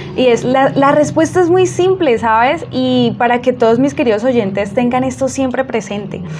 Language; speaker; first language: Spanish; native; Spanish